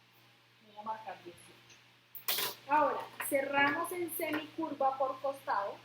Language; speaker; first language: Spanish; native; Spanish